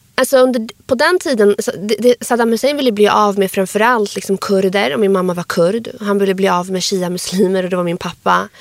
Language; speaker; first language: Swedish; early bilingual, other home language; Arabic